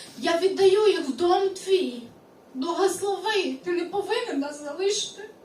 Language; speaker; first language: Ukrainian; non-native, local second language; Russian